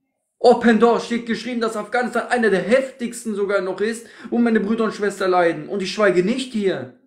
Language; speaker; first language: German; native; German